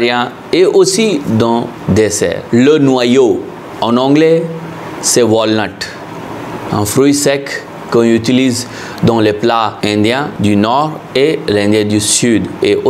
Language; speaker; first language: French; non-native, fluent; Hindi